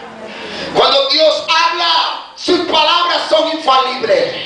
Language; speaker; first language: Spanish; native; Spanish